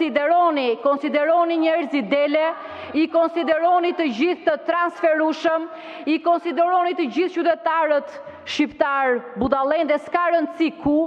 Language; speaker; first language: Albanian; native; Albanian